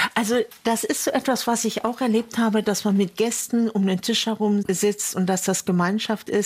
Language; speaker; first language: German; native; German